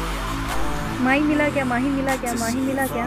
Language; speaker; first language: Hindi; native; Hindi